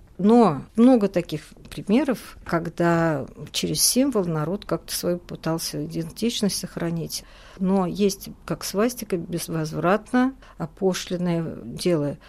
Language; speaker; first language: Russian; native; Russian